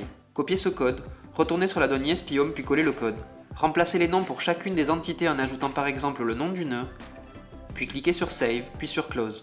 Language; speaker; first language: French; native; French